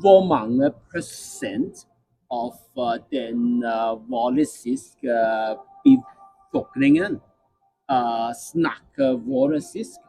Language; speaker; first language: Norwegian; non-native, learner; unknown